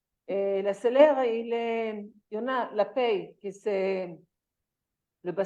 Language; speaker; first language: French; non-native, learner; Hebrew